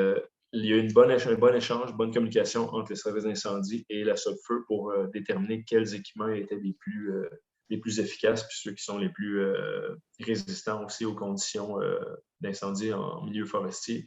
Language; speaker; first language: French; native; French